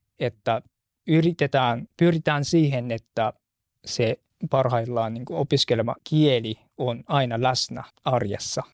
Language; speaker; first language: Finnish; non-native, fluent; Japanese